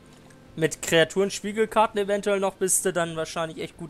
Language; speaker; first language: German; native; German